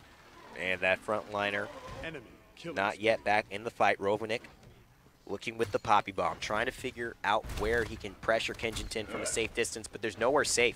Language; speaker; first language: English; native; English